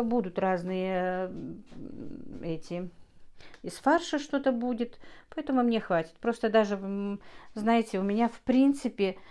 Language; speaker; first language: Russian; non-native, local second language; Chechen